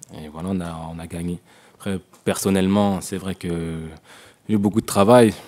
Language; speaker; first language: French; native; French